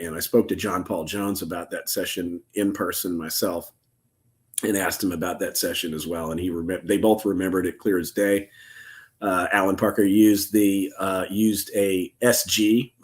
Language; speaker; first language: English; native; English